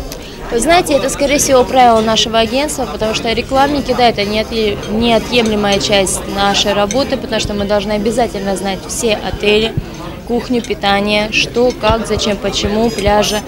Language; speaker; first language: Russian; native; Russian